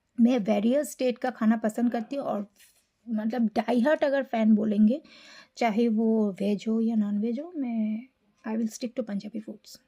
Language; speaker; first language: Hindi; non-native, local second language; Bangla